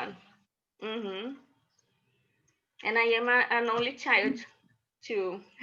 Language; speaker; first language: English; non-native, learner; Portuguese